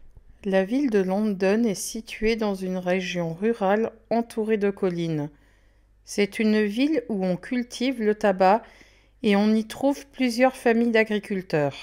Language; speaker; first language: French; native; French